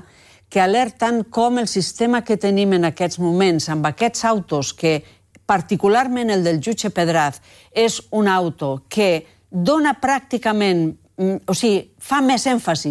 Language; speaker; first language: Catalan; native; Catalan